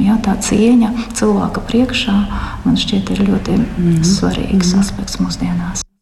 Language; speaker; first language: Latvian; non-native, local second language; Russian